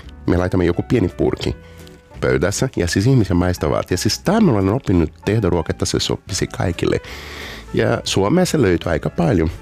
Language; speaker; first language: Finnish; non-native, fluent; Portuguese